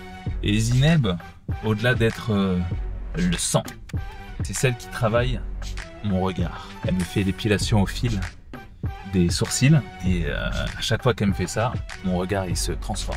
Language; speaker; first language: French; native; French